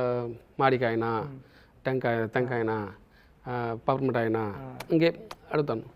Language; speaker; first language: Telugu; non-native, learner; Tamil